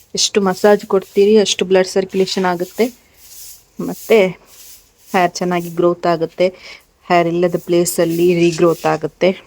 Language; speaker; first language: Kannada; native; Kannada